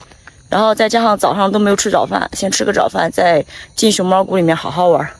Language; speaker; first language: Chinese; native; Chinese